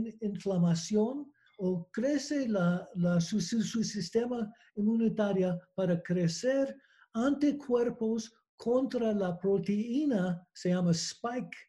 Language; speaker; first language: Spanish; non-native, learner; English